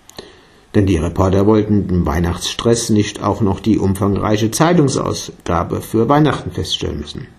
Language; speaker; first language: German; native; German